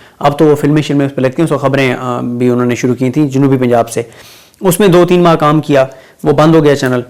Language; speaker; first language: Urdu; non-native, local second language; Saraiki